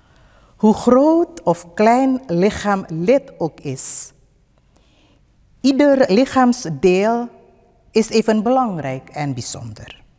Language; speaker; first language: Dutch; non-native, fluent; Indonesian